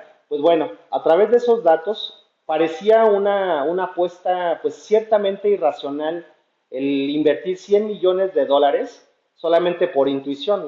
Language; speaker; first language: Spanish; native; Spanish